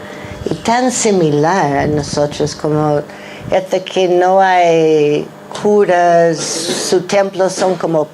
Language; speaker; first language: Spanish; non-native, fluent; English